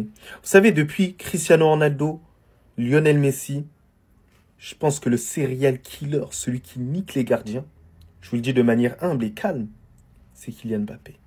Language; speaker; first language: French; native; French